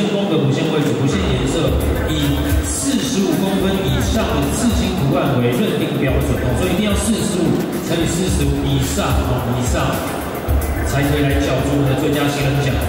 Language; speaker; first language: Chinese; native; Chinese